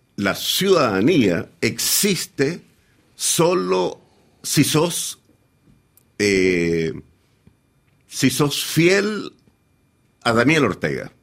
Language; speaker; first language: Spanish; native; Spanish